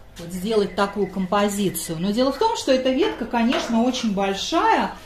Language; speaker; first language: Russian; non-native, local second language; Latvian